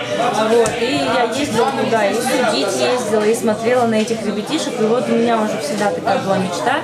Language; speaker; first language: Russian; native; Russian